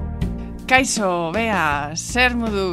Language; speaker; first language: Basque; non-native, local second language; Spanish